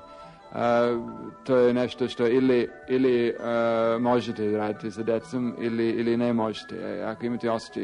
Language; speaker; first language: Serbian; non-native, fluent; English